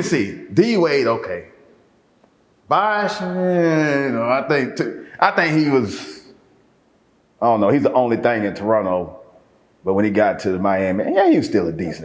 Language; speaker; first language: English; native; English